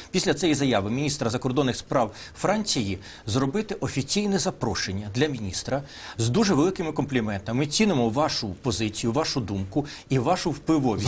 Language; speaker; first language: Ukrainian; native; Ukrainian